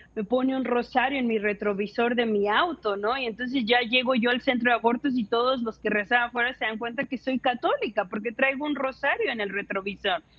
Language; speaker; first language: Spanish; native; Spanish